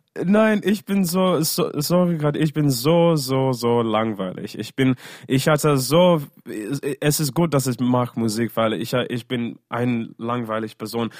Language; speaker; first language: German; non-native, learner; English